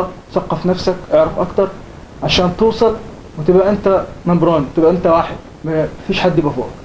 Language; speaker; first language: Arabic; native; Arabic